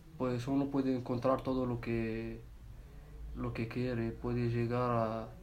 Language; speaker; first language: Spanish; non-native, learner; Arabic